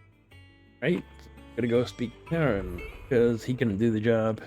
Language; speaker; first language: English; native; English